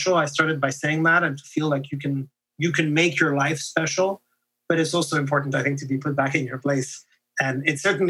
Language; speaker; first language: English; non-native, fluent; French